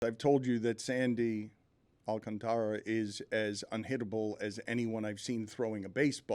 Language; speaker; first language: English; native; English